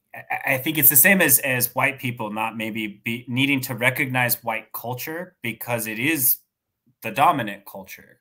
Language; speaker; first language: English; native; English